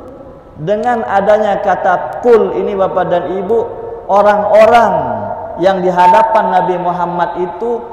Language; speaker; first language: Indonesian; native; Indonesian